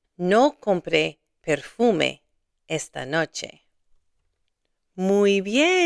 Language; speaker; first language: Spanish; non-native, fluent; English